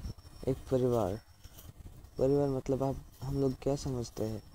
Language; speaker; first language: Hindi; non-native, learner; Bangla